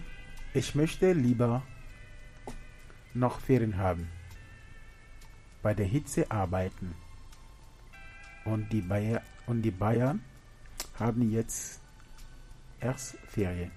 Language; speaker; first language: German; non-native, fluent; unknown